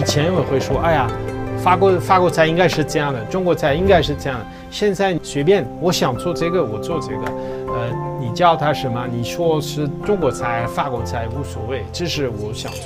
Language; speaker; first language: Chinese; non-native, fluent; French